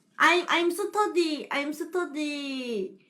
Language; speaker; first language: English; non-native, learner; Korean